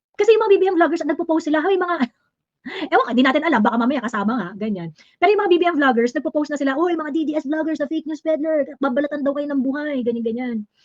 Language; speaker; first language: Filipino; native; Filipino